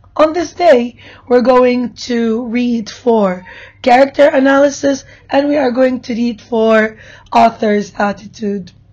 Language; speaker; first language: English; non-native, fluent; Arabic